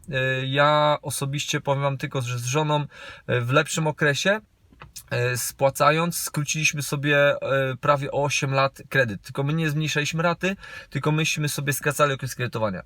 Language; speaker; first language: Polish; native; Polish